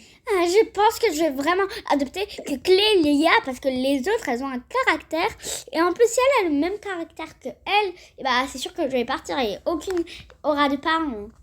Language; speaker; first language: French; native; French